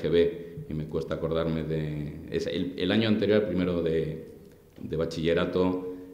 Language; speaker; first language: Spanish; native; Spanish